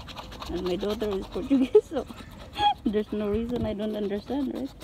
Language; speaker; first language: English; non-native, local second language; Filipino